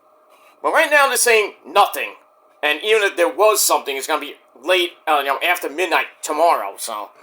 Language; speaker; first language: English; native; English